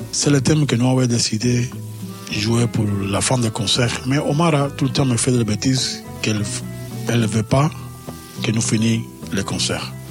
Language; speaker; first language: French; non-native, learner; Spanish